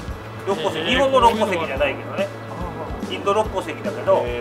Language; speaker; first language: Japanese; native; Japanese